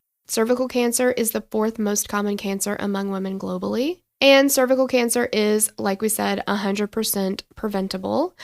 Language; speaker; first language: English; native; English